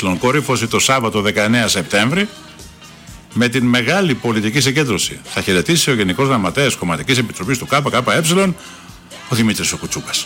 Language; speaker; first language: Greek; native; Greek